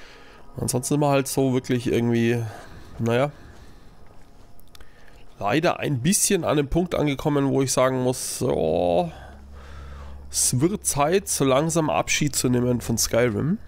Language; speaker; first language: German; native; German